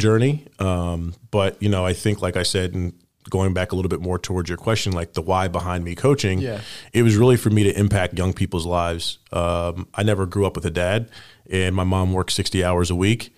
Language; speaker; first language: English; native; English